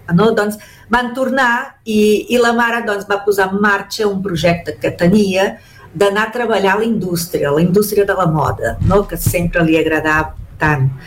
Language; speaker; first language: Catalan; early bilingual, heritage; Catalan